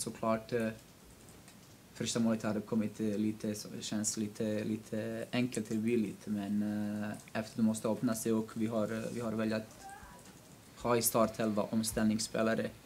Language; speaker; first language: Swedish; non-native, local second language; Kurdish